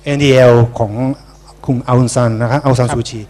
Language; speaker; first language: Thai; non-native, fluent; Japanese